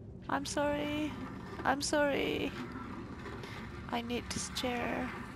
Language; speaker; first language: English; non-native, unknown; Japanese